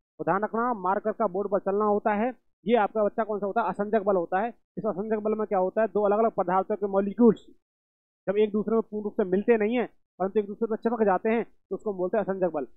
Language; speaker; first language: Hindi; native; Hindi